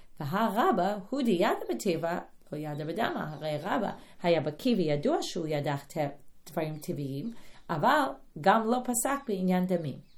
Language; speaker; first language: Hebrew; non-native, fluent; English